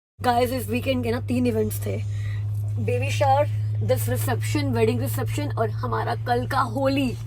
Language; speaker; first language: Hindi; native; Hindi